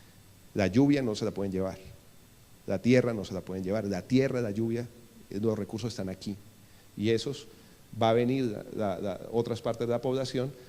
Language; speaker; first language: Spanish; native; Spanish